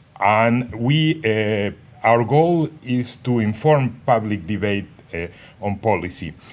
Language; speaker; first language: English; non-native, fluent; Spanish